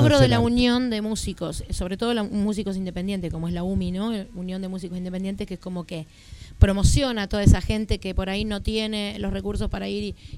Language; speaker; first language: Spanish; native; Spanish